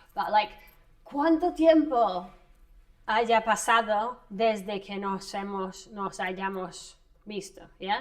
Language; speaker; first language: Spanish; non-native, fluent; English